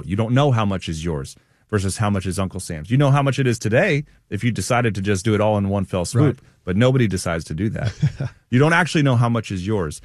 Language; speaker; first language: English; native; English